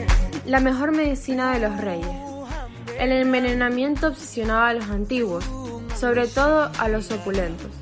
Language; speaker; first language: Spanish; native; Spanish